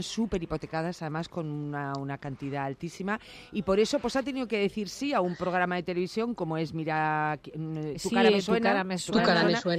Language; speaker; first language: Spanish; native; Spanish